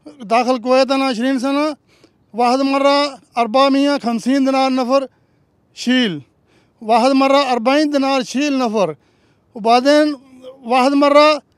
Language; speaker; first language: Arabic; non-native, learner; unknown